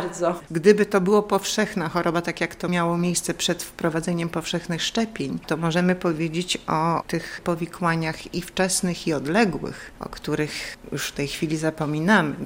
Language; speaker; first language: Polish; native; Polish